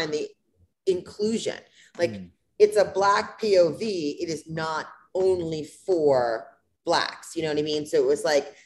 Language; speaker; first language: English; native; English